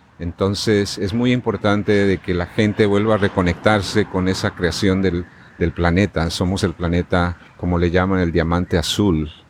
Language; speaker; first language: Spanish; native; Spanish